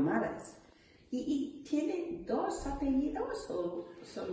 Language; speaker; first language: Spanish; non-native, learner; English